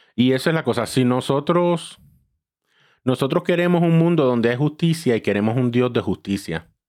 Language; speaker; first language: Spanish; early bilingual, heritage; Spanish